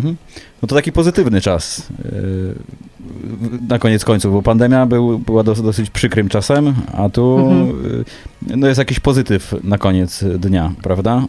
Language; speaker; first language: Polish; native; Polish